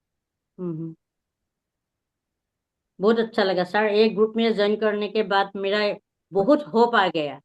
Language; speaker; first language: Hindi; non-native, local second language; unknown